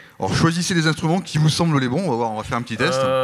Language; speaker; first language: French; native; French